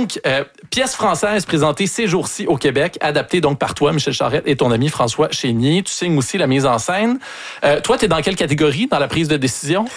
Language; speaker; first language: French; native; French